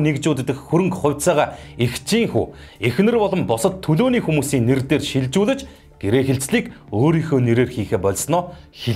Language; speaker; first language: Mongolian; native; Mongolian